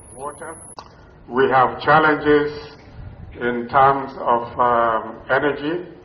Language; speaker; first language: English; non-native, local second language; Luyia